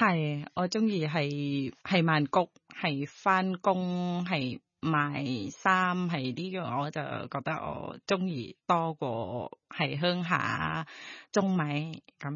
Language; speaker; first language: Cantonese; non-native, learner; Thai